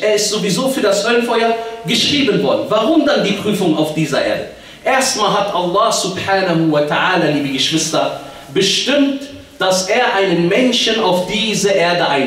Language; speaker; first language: German; early bilingual, other home language; Arabic